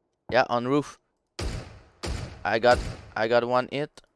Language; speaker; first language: English; non-native, fluent; French